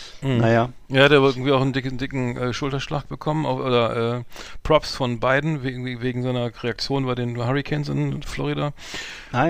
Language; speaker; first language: German; native; German